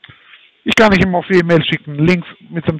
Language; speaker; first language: German; non-native, learner; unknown